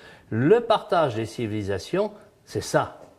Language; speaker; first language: French; native; French